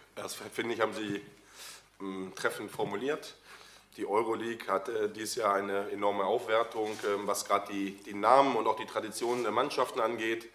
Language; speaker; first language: German; native; German